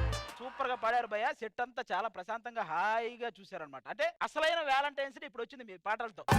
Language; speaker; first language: Telugu; native; Telugu